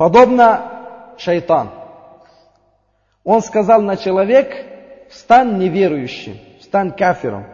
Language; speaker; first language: Russian; non-native, learner; Uzbek